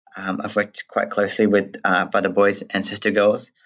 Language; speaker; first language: English; native; English